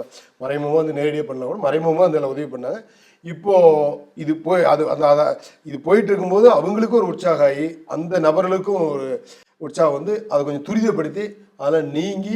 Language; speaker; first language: Tamil; native; Tamil